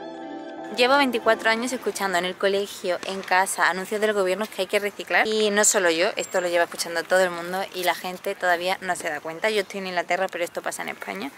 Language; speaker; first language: Spanish; native; Spanish